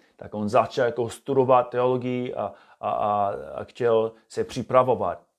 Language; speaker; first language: Czech; non-native, fluent; English